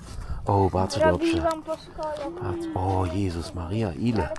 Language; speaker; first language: Polish; non-native, learner; German